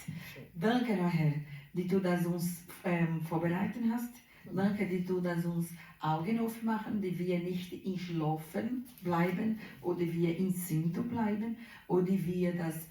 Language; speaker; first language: German; non-native, learner; Portuguese